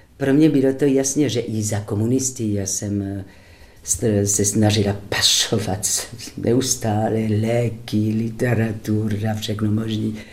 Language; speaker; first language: Czech; non-native, fluent; French